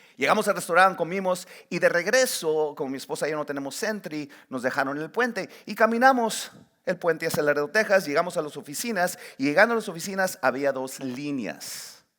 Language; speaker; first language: Spanish; early bilingual, heritage; Spanish